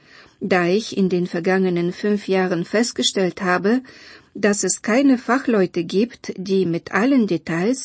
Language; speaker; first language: German; non-native, fluent; Bulgarian